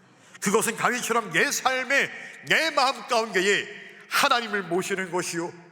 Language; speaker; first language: Korean; native; Korean